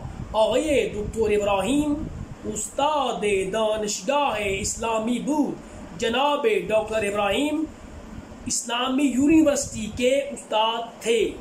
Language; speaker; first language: Persian; non-native, learner; Urdu